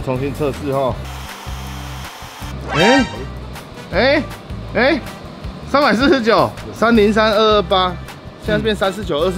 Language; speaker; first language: Chinese; native; Chinese